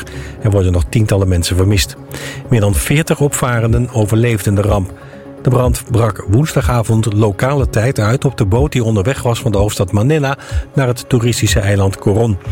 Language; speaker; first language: Dutch; native; Dutch